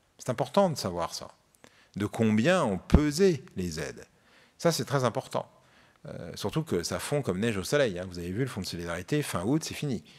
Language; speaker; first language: French; native; French